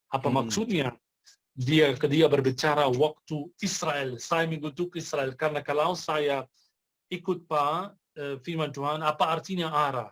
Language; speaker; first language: Indonesian; non-native, fluent; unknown